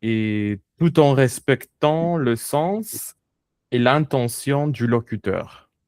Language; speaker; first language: French; non-native, fluent; Spanish